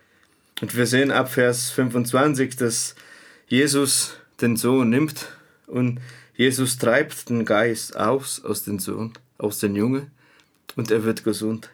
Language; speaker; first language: German; non-native, fluent; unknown